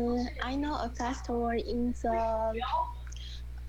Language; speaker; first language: English; non-native, learner; Chinese